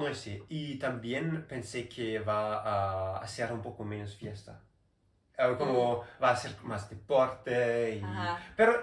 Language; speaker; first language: Spanish; non-native, learner; German